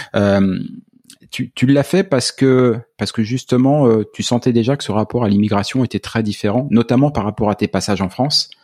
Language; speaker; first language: French; native; French